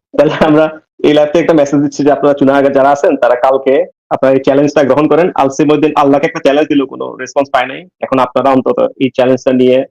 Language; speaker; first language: Bangla; non-native, local second language; Urdu